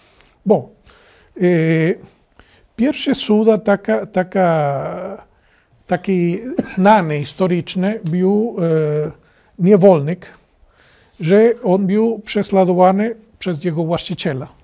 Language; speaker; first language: Polish; non-native, learner; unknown